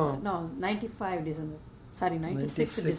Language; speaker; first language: English; non-native, learner; Tamil